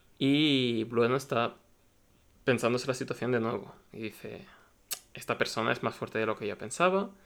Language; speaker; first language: Spanish; early bilingual, other home language; Russian